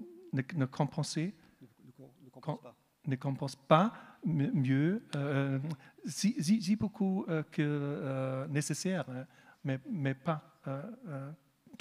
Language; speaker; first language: French; non-native, learner; German